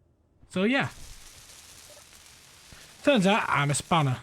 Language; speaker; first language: English; native; English